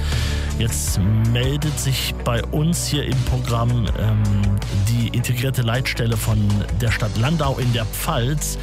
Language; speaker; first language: German; native; German